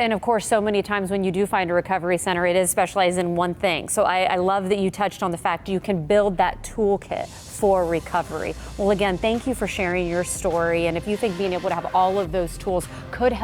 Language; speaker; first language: English; native; English